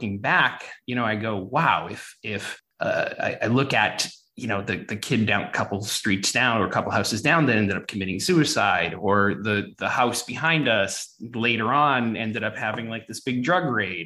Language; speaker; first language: English; native; English